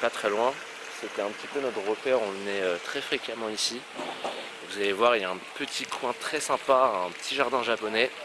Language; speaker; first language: French; native; French